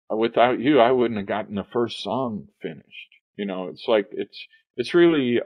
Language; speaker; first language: English; native; English